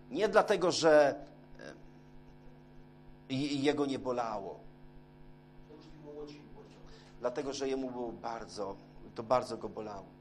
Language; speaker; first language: Polish; non-native, learner; Russian